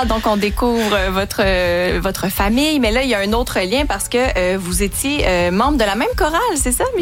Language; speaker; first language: French; native; French